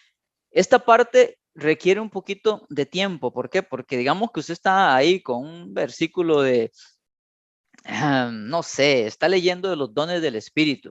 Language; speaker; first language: Spanish; native; Spanish